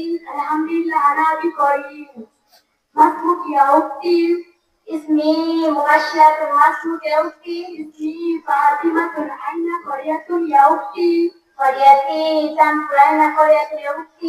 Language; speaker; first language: Arabic; non-native, learner; Bangla